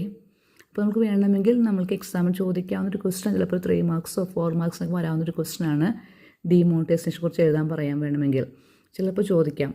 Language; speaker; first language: Malayalam; native; Malayalam